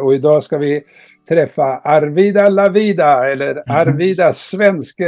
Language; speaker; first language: Swedish; native; Swedish